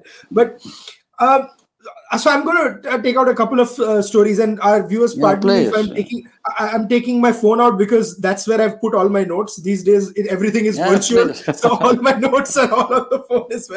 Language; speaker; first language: English; non-native, local second language; Gujarati